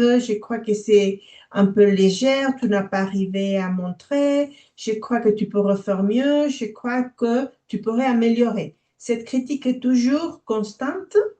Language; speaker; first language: French; non-native, fluent; Spanish